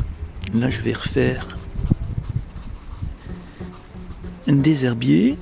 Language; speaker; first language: French; native; French